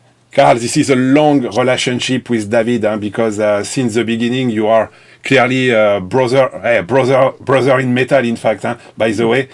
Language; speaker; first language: English; non-native, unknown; French